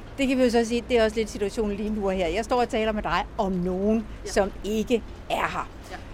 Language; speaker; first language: Danish; native; Danish